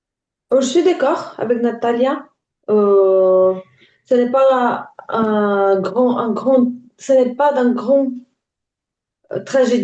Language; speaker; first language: French; non-native, learner; Ukrainian